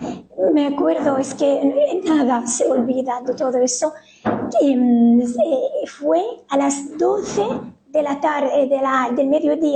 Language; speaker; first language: Spanish; non-native, fluent; Arabic